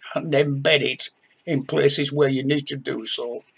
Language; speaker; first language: English; native; English